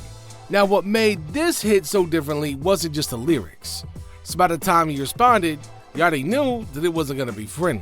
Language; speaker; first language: English; native; English